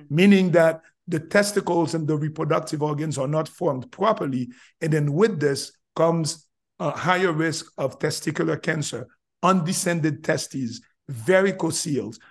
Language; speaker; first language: English; non-native, fluent; Haitian Creole